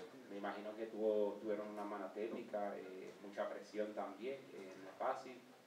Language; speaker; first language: Spanish; native; Spanish